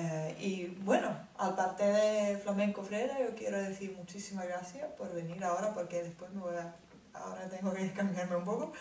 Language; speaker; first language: Spanish; non-native, fluent; Finnish